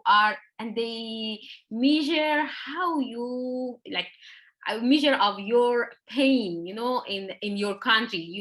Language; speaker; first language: English; non-native, learner; Persian